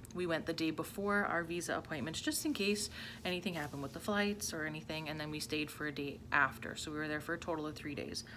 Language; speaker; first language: English; native; English